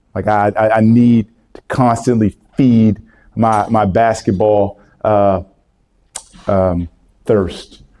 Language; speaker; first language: English; native; English